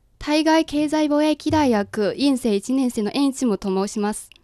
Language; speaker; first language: Japanese; non-native, fluent; Chinese